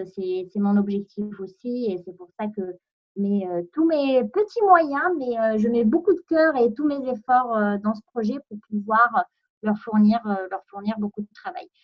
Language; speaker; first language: French; non-native, local second language; Arabic